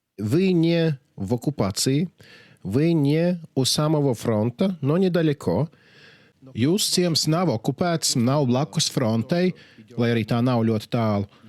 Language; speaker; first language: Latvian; native; Latvian